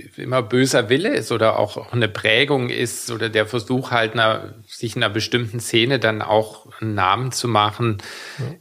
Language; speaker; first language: German; native; German